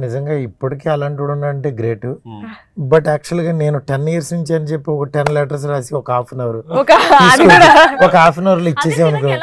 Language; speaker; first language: Telugu; native; Telugu